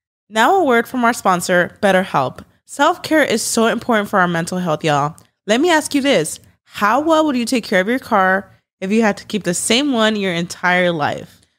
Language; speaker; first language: English; early bilingual, other home language; Spanish